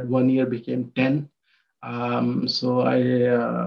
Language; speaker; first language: English; non-native, local second language; Hindi